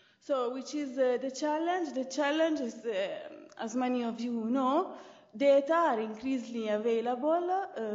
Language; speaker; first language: English; non-native, fluent; Italian